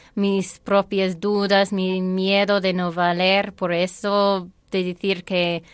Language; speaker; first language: Spanish; non-native, fluent; English